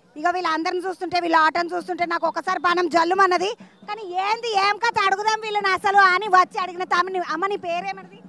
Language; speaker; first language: Telugu; native; Telugu